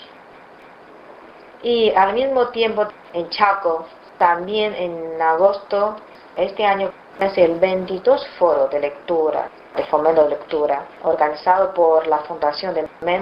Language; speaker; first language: Spanish; non-native, fluent; Chinese